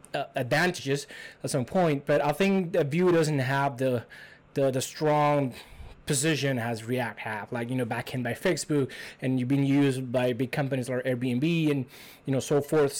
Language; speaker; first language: English; non-native, fluent; Spanish